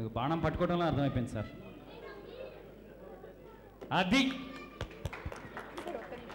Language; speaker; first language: Telugu; native; Telugu